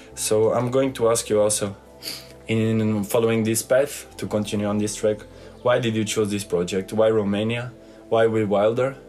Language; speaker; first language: English; non-native, fluent; Portuguese